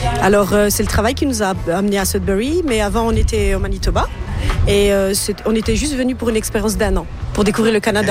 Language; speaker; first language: French; native; French